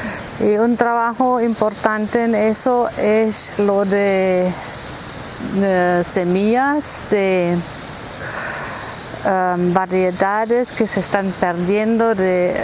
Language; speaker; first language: Spanish; non-native, fluent; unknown